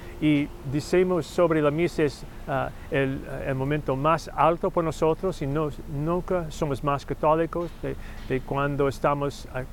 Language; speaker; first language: Spanish; non-native, fluent; English